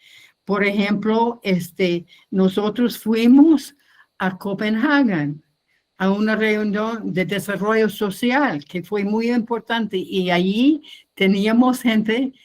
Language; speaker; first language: Spanish; non-native, fluent; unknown